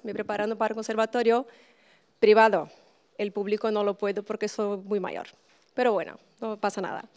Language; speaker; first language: Spanish; non-native, fluent; Portuguese